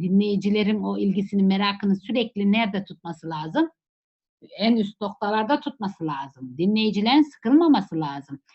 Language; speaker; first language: Turkish; native; Turkish